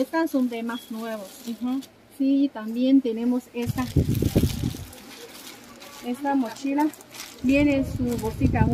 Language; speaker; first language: Spanish; non-native, learner; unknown